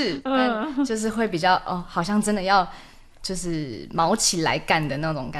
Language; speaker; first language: Chinese; native; Chinese